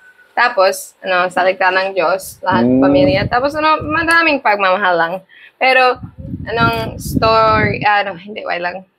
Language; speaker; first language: Filipino; non-native, learner; English